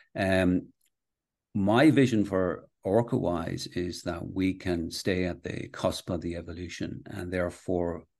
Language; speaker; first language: English; native; English